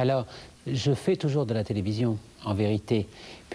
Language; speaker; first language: French; native; French